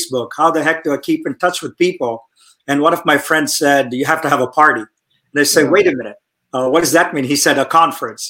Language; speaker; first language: English; non-native, local second language; Tamil